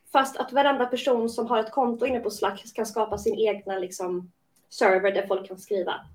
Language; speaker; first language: Swedish; native; Swedish